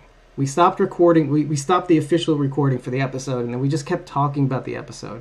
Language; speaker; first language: English; native; English